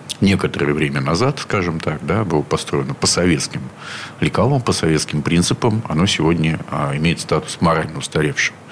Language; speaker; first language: Russian; native; Russian